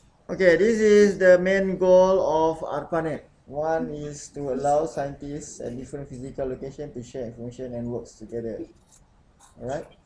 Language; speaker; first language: English; non-native, local second language; Malay